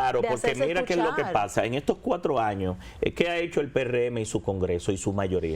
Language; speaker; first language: Spanish; native; Spanish